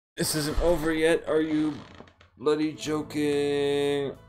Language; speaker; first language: English; non-native, fluent; Dutch